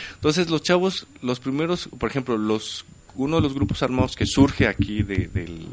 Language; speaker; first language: Spanish; native; Spanish